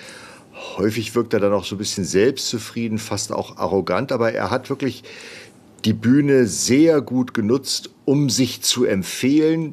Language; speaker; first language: German; native; German